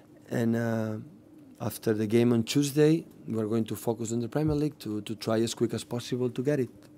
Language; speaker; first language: English; non-native, fluent; Catalan